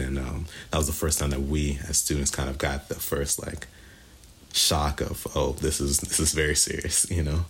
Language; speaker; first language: English; native; English